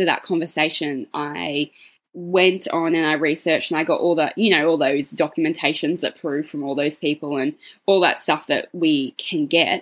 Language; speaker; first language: English; native; English